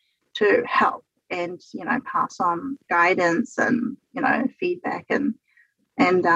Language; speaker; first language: English; native; English